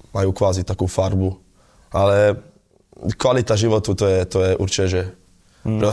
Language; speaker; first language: Slovak; early bilingual, other home language; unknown